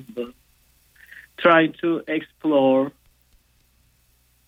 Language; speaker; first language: English; non-native, fluent; Turkish